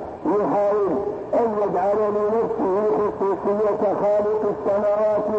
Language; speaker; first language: Arabic; native; Arabic